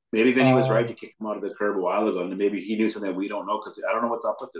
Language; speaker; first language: English; native; English